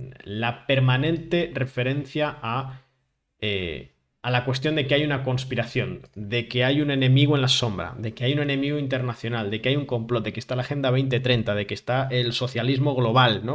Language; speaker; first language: Spanish; native; Spanish